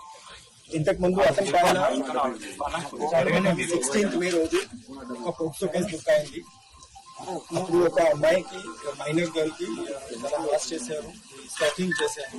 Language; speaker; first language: Telugu; non-native, local second language; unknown